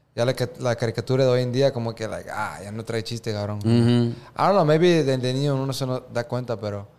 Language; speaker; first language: Spanish; early bilingual, heritage; Spanish